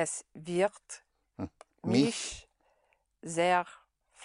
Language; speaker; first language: German; non-native, learner; English